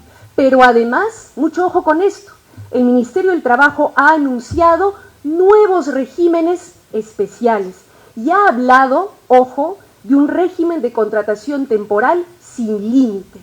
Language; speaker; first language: Spanish; native; Spanish